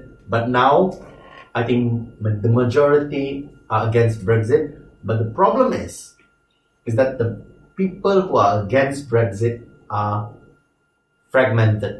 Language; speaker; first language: English; non-native, local second language; Malay